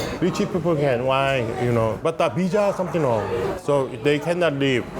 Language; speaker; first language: English; non-native, learner; Korean